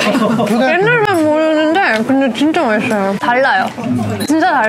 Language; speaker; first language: Korean; non-native, fluent; German